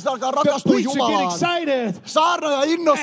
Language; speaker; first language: Finnish; native; Finnish